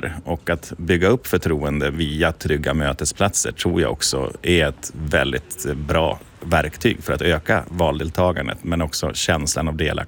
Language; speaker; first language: Swedish; native; Swedish